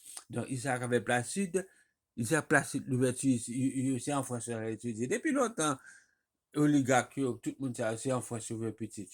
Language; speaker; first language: French; non-native, local second language; Haitian Creole